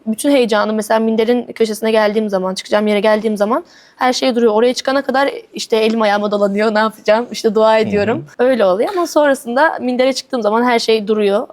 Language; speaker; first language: Turkish; native; Turkish